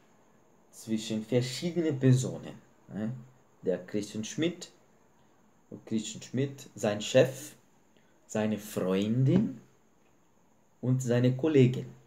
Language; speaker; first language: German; non-native, fluent; Portuguese